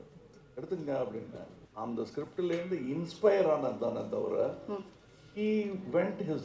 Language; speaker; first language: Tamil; native; Tamil